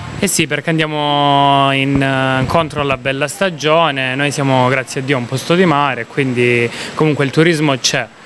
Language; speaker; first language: Italian; native; Italian